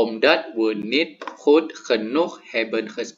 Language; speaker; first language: Dutch; non-native, learner; Indonesian